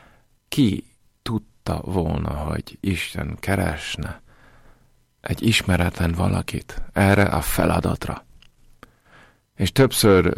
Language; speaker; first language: Hungarian; non-native, fluent; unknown